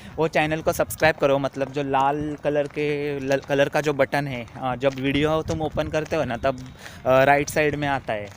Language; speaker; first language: Hindi; non-native, local second language; Marathi